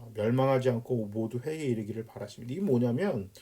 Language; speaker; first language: Korean; native; Korean